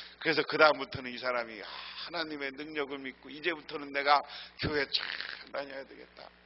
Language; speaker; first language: Korean; native; Korean